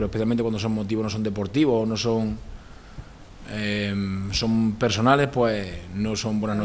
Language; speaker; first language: Spanish; native; Spanish